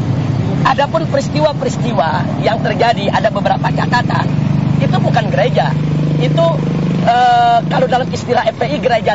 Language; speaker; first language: Indonesian; native; Indonesian